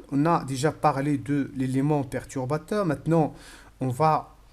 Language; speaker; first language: French; non-native, local second language; Arabic